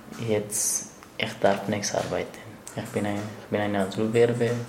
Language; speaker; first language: German; non-native, learner; Persian